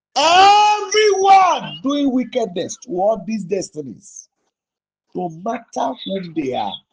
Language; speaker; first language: English; non-native, local second language; Yoruba